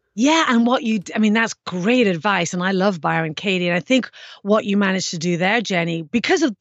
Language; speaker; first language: English; native; English